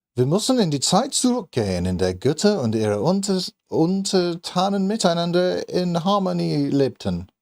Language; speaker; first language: German; non-native, fluent; English